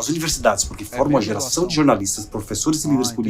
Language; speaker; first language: Portuguese; native; Portuguese